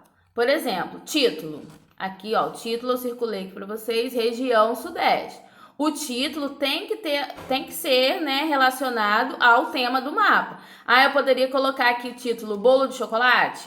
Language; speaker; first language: Portuguese; native; Portuguese